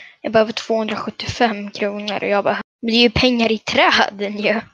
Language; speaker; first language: Swedish; native; Swedish